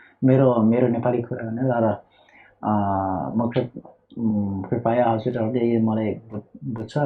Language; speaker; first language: Nepali; early bilingual, heritage; Nepali